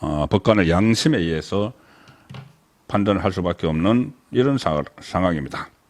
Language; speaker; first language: Korean; native; Korean